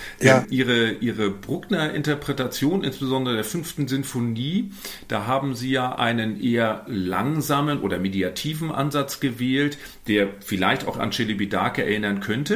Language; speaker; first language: German; native; German